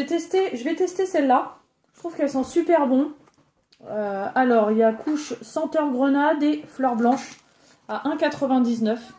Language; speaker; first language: French; native; French